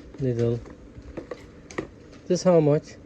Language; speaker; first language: English; non-native, learner; Turkish